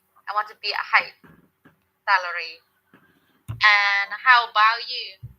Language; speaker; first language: English; non-native, learner; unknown